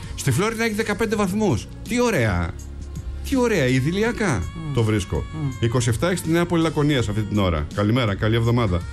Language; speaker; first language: Greek; native; Greek